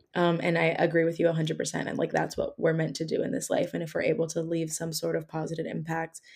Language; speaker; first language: English; native; English